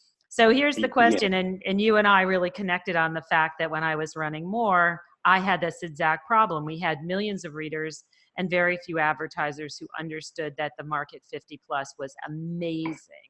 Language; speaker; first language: English; native; English